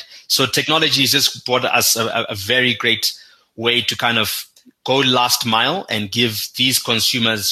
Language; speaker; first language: English; non-native, local second language; Shona